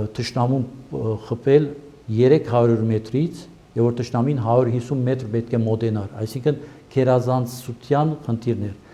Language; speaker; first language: Armenian; early bilingual, heritage; Armenian